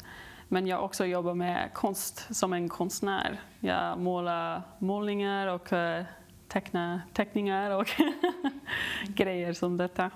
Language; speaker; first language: Swedish; non-native, learner; English